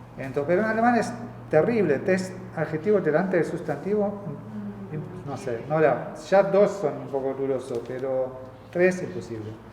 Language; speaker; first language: Spanish; non-native, fluent; German